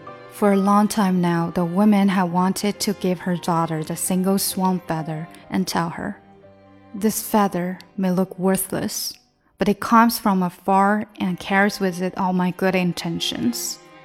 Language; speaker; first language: English; non-native, fluent; Chinese